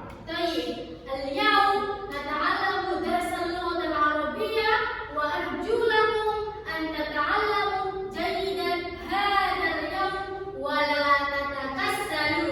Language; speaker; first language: Arabic; non-native, learner; Indonesian